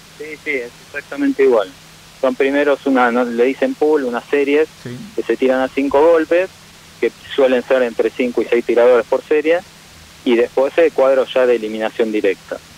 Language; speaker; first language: Spanish; native; Spanish